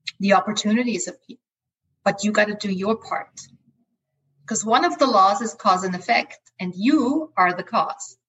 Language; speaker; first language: English; non-native, fluent; German